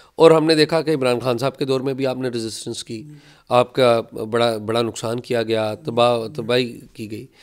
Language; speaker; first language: Urdu; native; Urdu